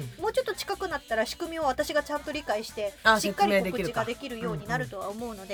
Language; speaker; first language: Japanese; native; Japanese